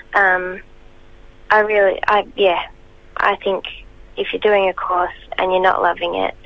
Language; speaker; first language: English; native; English